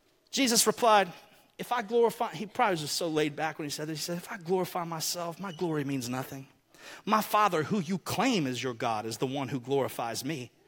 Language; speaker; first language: English; native; English